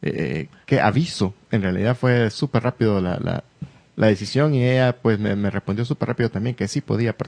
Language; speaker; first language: Spanish; native; Spanish